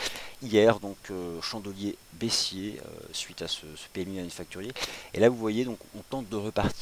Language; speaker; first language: French; native; French